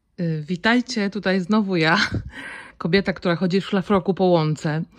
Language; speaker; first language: Polish; native; Polish